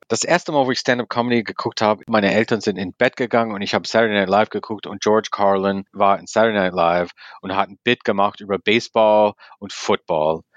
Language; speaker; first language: German; non-native, fluent; English